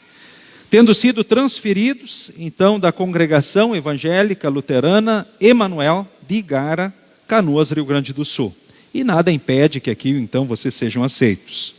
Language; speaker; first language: Portuguese; native; Portuguese